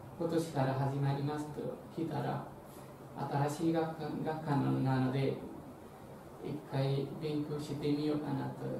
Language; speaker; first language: Japanese; non-native, fluent; Nepali